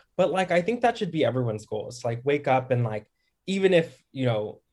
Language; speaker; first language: English; native; English